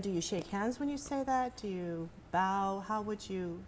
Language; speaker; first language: English; native; English